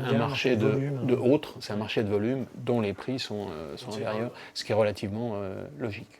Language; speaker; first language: French; native; French